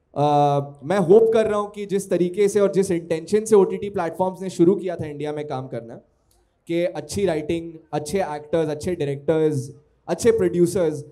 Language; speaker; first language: Hindi; non-native, local second language; Telugu